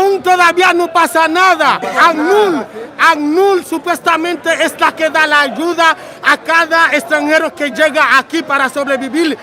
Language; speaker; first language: Spanish; non-native, learner; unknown